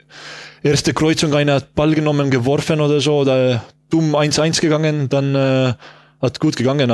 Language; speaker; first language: German; non-native, learner; Estonian